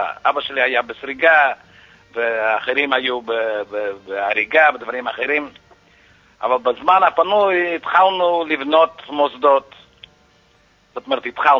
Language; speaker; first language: Hebrew; non-native, fluent; Yiddish